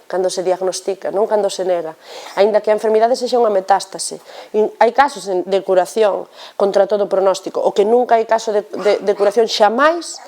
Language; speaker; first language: Galician; non-native, local second language; Spanish